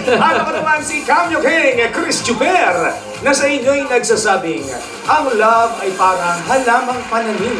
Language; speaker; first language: Filipino; native; Filipino